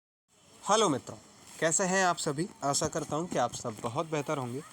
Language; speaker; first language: Hindi; native; Hindi